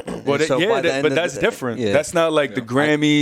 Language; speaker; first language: English; native; English